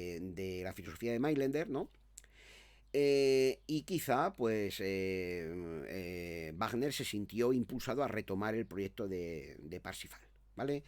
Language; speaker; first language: Spanish; native; Spanish